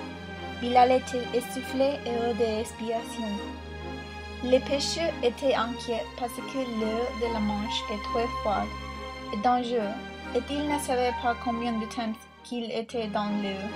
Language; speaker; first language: French; non-native, learner; English